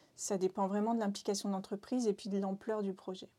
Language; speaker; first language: French; native; French